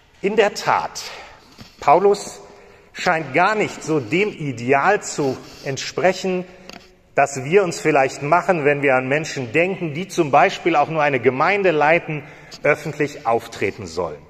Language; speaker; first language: German; native; German